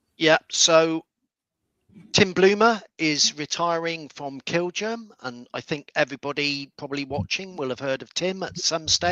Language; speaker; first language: English; native; English